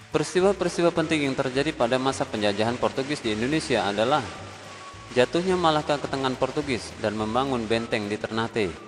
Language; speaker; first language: Indonesian; native; Indonesian